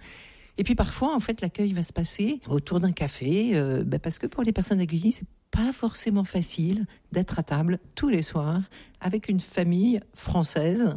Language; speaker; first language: French; native; French